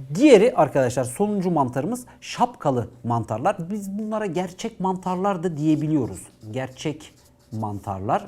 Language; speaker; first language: Turkish; native; Turkish